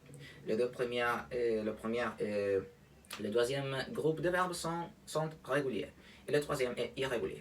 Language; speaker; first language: French; non-native, fluent; Spanish